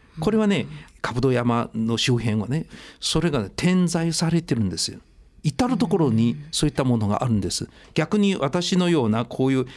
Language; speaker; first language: Japanese; non-native, fluent; Chinese